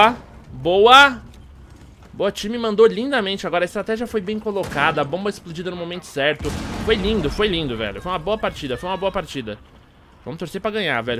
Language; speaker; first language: Portuguese; native; Portuguese